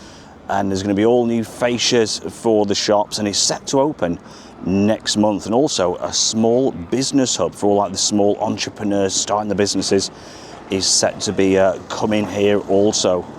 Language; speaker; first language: English; native; English